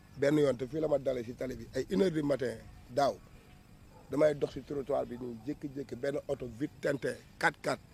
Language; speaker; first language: Wolof; native; Wolof